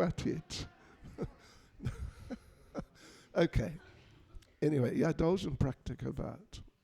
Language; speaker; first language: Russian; non-native, learner; English